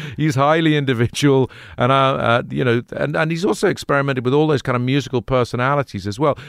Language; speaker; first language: English; native; English